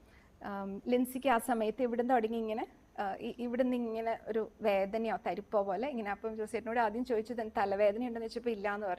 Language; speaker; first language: Malayalam; native; Malayalam